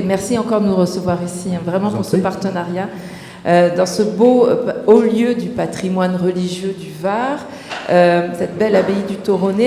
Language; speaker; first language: French; native; French